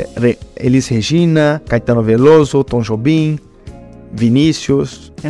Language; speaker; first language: Spanish; non-native, learner; Portuguese